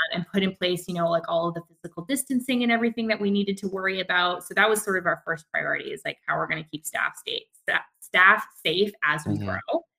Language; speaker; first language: English; native; English